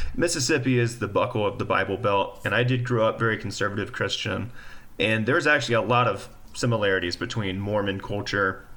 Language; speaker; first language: English; native; English